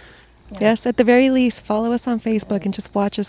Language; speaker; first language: English; native; English